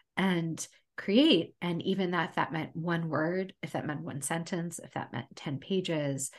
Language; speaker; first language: English; native; English